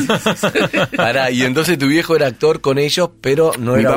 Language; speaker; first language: Spanish; native; Spanish